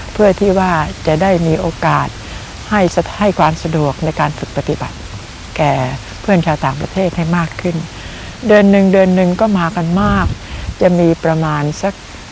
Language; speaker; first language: Thai; native; Thai